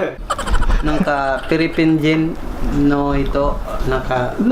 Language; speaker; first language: Japanese; non-native, learner; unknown